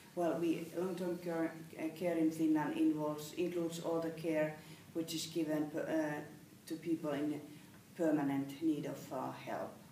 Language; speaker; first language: English; non-native, fluent; Finnish